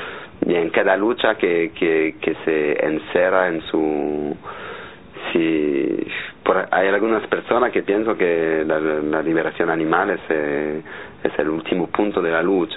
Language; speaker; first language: Spanish; non-native, fluent; French